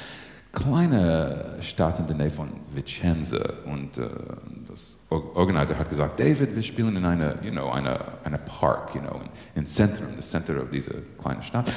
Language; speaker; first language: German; non-native, learner; English